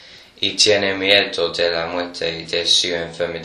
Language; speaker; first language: Spanish; non-native, learner; English